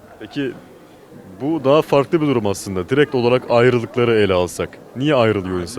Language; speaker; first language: Turkish; native; Turkish